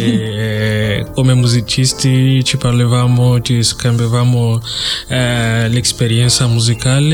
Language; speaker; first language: Italian; non-native, learner; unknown